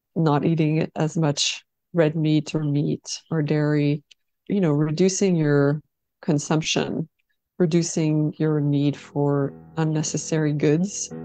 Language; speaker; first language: English; native; English